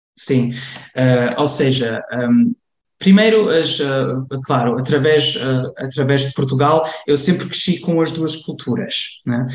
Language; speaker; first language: Portuguese; early bilingual, heritage; Portuguese